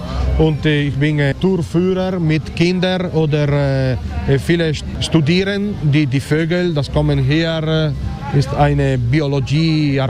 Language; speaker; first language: German; non-native, learner; Italian